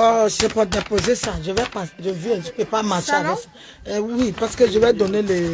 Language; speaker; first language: French; non-native, learner; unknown